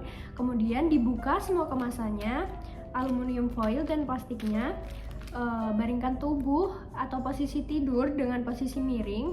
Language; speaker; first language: Indonesian; native; Indonesian